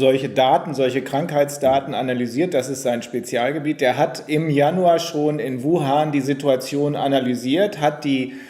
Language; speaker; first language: German; native; German